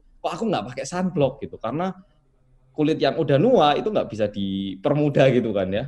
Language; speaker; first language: Indonesian; early bilingual, other home language; Korean